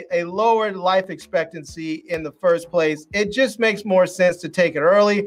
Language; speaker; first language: English; native; English